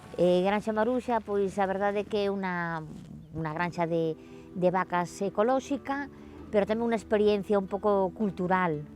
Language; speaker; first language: Galician; non-native, local second language; Spanish